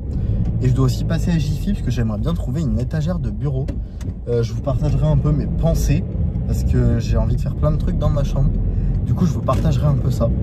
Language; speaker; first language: French; native; French